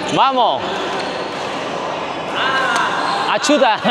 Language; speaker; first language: Spanish; non-native, fluent; Indonesian